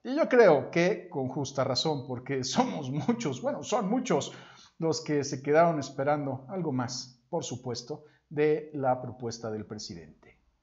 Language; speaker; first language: Spanish; native; Spanish